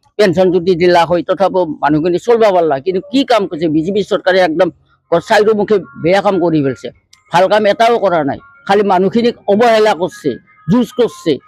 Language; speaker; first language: Assamese; non-native, local second language; Bangla